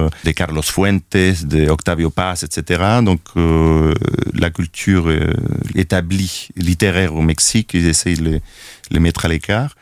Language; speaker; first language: French; non-native, fluent; Spanish